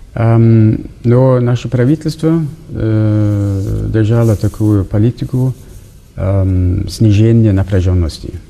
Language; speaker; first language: Russian; non-native, fluent; Norwegian